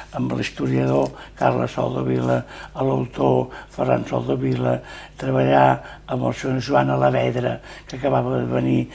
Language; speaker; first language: Catalan; native; Catalan